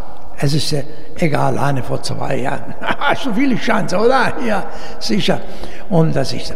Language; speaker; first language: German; non-native, learner; Italian